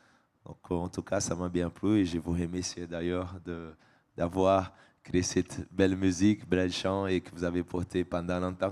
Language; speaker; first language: French; non-native, fluent; Portuguese